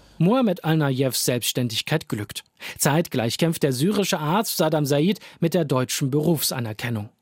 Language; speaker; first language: German; native; German